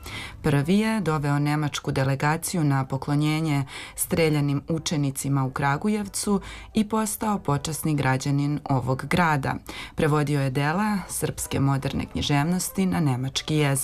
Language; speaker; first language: Serbian; native; Serbian